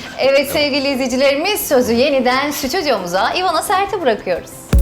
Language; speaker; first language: Turkish; native; Turkish